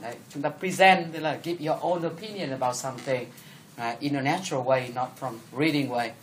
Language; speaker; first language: English; non-native, fluent; Vietnamese